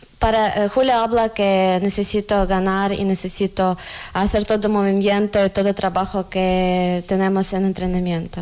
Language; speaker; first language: Spanish; non-native, learner; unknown